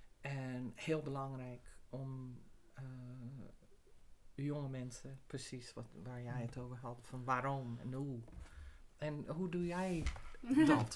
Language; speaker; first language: Dutch; non-native, fluent; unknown